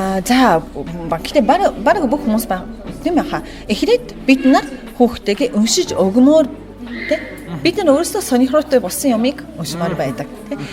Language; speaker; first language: Mongolian; non-native, fluent; Japanese